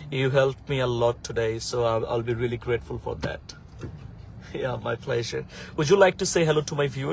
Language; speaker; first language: English; non-native, fluent; Bangla